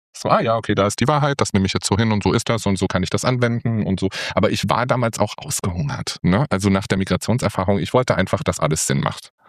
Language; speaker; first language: German; non-native, fluent; English